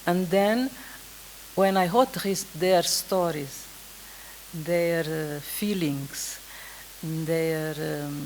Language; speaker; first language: English; non-native, learner; Kabuverdianu